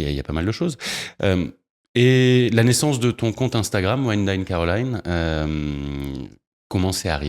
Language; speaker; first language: French; native; French